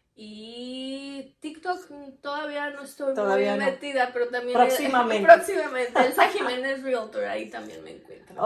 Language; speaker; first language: Spanish; native; Spanish